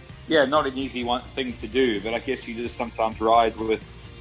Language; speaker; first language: English; native; English